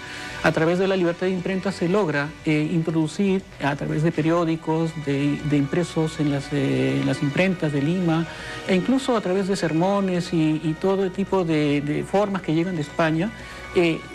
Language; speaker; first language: Spanish; native; Spanish